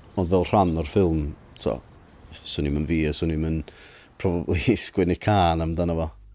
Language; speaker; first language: Welsh; native; Welsh